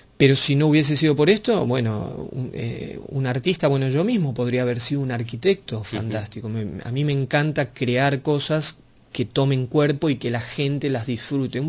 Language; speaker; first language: Spanish; native; Spanish